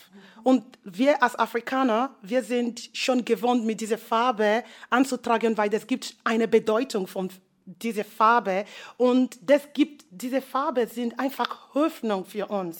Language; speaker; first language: German; non-native, learner; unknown